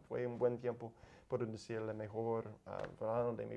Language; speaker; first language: Spanish; non-native, learner; English